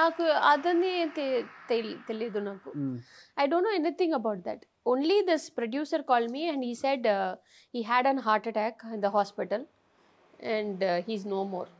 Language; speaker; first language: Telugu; non-native, learner; Tamil